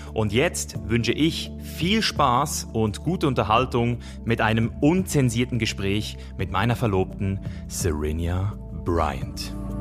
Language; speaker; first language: German; native; German